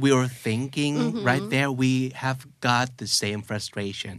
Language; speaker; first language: English; non-native, fluent; Thai